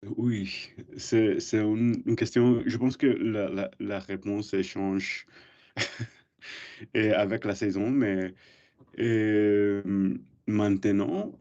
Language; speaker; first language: French; non-native, learner; English